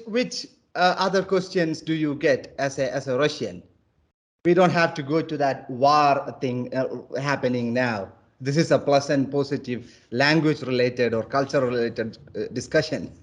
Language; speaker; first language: English; non-native, local second language; Malayalam